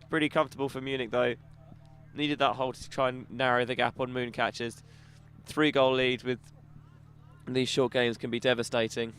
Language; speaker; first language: English; native; English